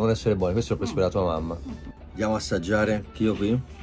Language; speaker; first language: Italian; native; Italian